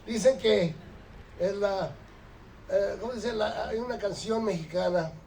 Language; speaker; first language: Spanish; early bilingual, heritage; Spanish